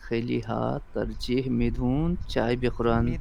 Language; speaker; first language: Persian; non-native, learner; Urdu